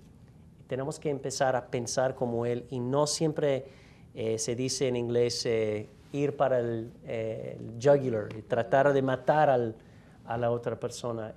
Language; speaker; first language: Spanish; non-native, fluent; English